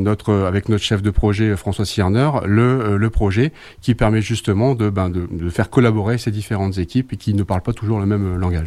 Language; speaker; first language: French; native; French